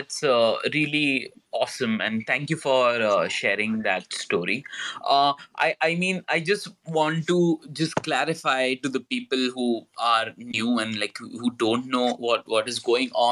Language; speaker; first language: English; non-native, local second language; Hindi